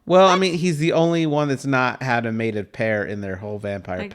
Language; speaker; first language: English; native; English